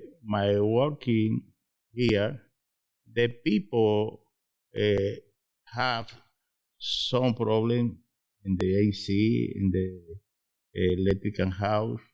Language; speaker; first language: English; non-native, learner; Spanish